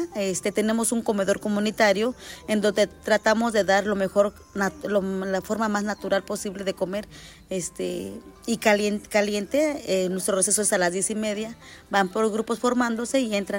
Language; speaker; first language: Spanish; native; Spanish